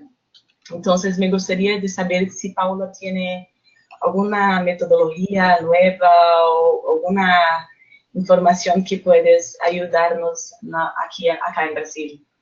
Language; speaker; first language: Spanish; non-native, fluent; Portuguese